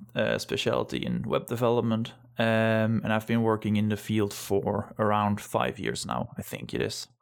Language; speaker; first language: English; non-native, fluent; Dutch